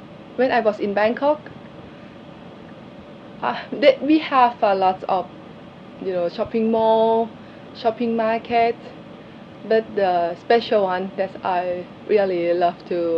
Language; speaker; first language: English; non-native, learner; Thai